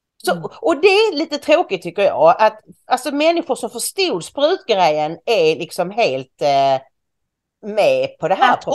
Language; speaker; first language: Swedish; native; Swedish